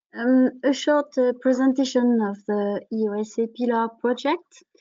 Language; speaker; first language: English; non-native, fluent; French